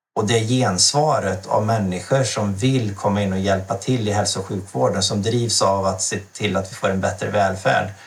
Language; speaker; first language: Swedish; native; Swedish